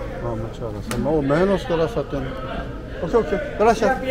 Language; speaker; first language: Spanish; non-native, learner; Korean